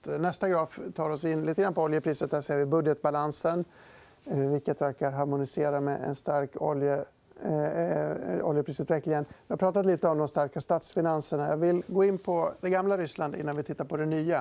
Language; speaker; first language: Swedish; native; Swedish